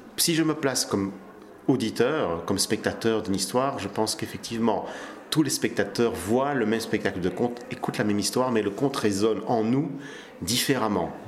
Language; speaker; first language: French; early bilingual, other home language; Kabyle